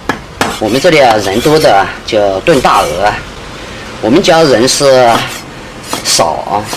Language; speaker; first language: Chinese; native; Chinese